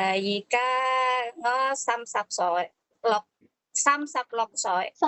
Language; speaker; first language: Cantonese; non-native, learner; Indonesian